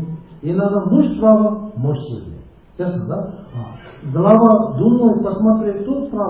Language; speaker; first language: Russian; non-native, learner; Tibetan